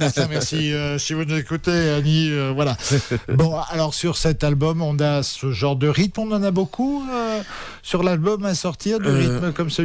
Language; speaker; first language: French; native; French